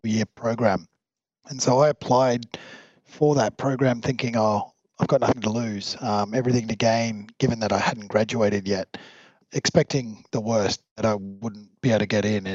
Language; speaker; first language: English; native; English